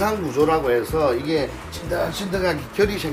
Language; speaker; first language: Korean; native; Korean